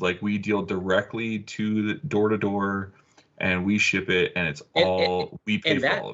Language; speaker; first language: English; native; English